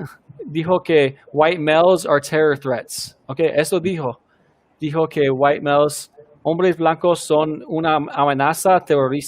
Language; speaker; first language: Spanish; early bilingual, heritage; Spanish